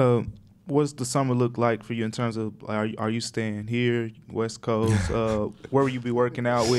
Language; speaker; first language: English; native; English